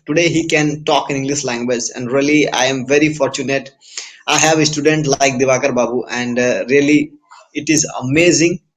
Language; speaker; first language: English; non-native, fluent; Hindi